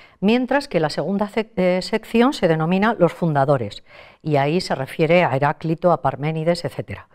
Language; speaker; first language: Spanish; native; Spanish